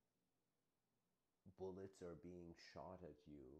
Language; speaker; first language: English; native; English